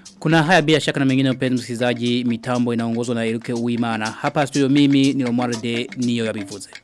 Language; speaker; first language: Swahili; non-native, local second language; Rundi